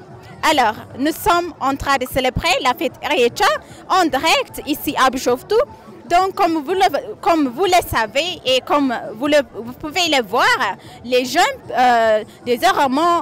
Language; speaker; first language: French; non-native, fluent; Amharic